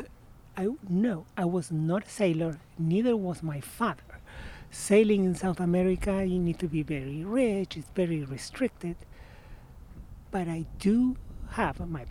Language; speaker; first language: English; non-native, fluent; Spanish